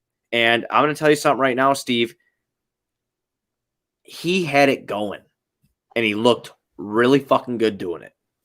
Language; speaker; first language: English; native; English